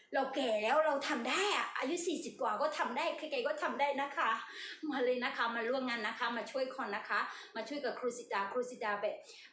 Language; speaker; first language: Thai; non-native, learner; Burmese